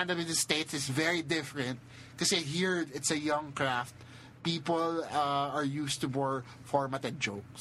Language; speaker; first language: English; non-native, local second language; Filipino